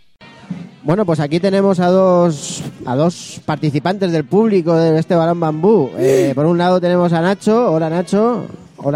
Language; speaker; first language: Spanish; native; Spanish